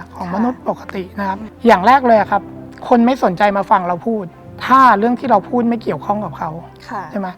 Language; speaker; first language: Thai; native; Thai